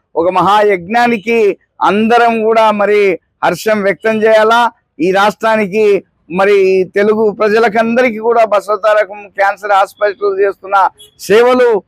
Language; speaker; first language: Telugu; native; Telugu